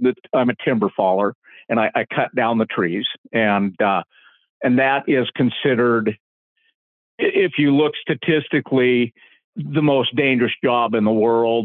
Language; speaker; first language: English; native; English